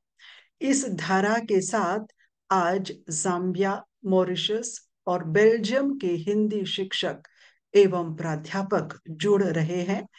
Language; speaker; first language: Hindi; non-native, local second language; Morisyen